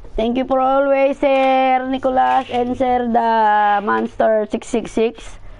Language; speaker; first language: English; non-native, local second language; Filipino